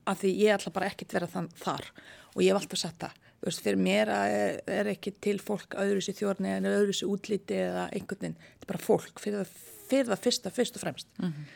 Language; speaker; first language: Icelandic; non-native, fluent; Bosnian